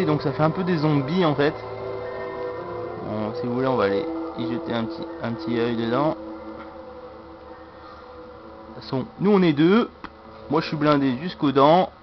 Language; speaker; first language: French; native; French